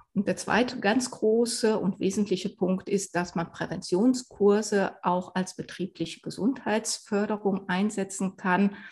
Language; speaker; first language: German; native; German